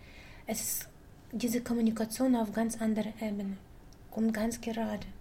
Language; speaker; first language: German; non-native, fluent; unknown